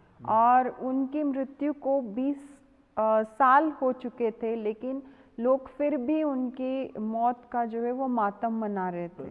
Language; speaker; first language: Hindi; non-native, local second language; Marathi